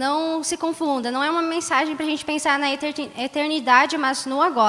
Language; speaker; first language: Portuguese; native; Portuguese